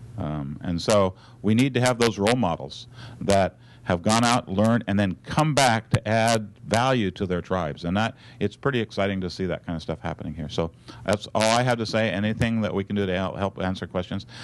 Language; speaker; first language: English; native; English